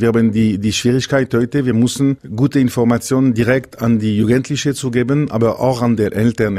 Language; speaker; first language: German; non-native, local second language; French